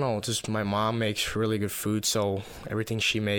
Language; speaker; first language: English; non-native, fluent; Finnish